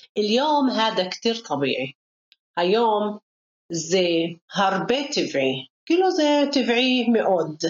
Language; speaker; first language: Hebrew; non-native, local second language; Arabic